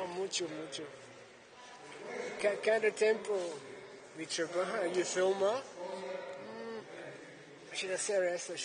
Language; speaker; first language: Spanish; non-native, learner; English